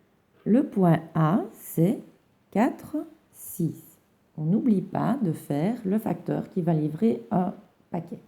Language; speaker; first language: French; native; French